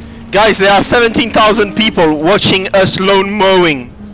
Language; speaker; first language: English; non-native, fluent; French